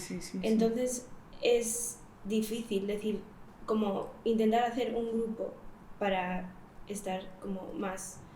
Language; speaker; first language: Spanish; early bilingual, other home language; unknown